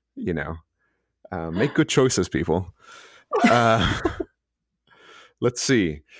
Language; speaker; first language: English; early bilingual, other home language; Hebrew